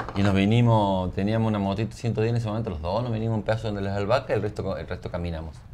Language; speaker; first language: Spanish; native; Spanish